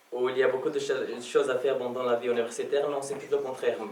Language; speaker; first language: French; non-native, fluent; Arabic